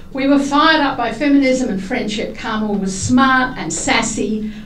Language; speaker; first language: English; native; English